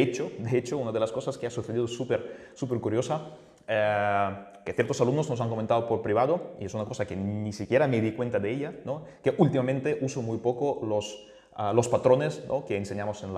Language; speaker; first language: Spanish; native; Spanish